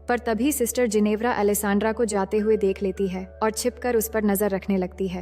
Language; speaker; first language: Hindi; native; Hindi